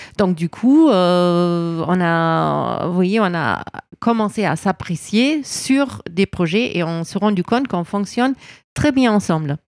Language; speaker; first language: French; non-native, fluent; German